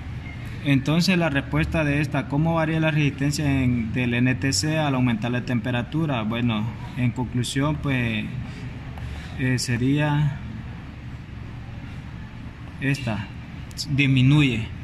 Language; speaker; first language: Spanish; native; Spanish